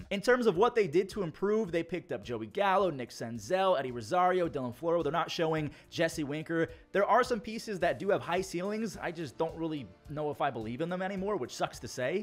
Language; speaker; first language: English; native; English